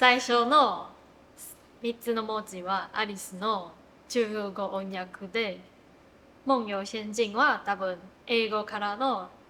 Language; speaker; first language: Japanese; non-native, fluent; Chinese